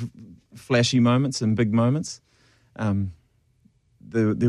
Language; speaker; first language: English; native; English